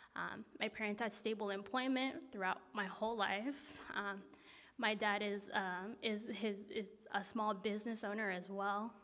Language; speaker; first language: English; native; English